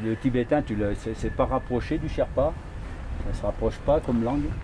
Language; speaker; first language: French; native; French